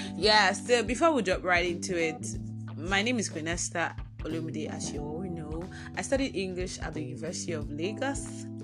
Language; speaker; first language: English; non-native, local second language; Yoruba